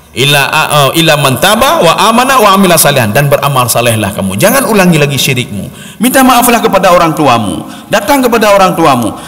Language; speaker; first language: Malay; non-native, local second language; Achinese